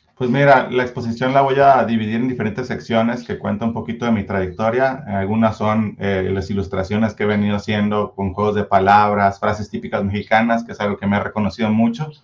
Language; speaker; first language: Spanish; native; Spanish